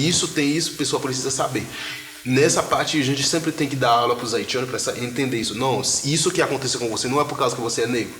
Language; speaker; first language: Portuguese; non-native, fluent; Haitian Creole